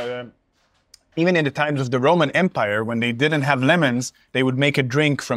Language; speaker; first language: English; non-native, fluent; Hebrew